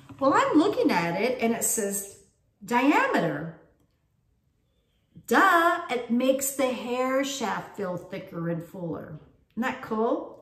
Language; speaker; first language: English; native; English